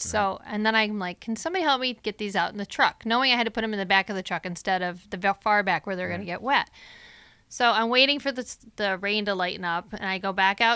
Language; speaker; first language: English; native; English